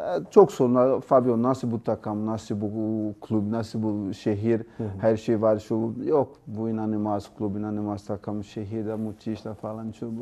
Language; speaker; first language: Turkish; non-native, learner; Portuguese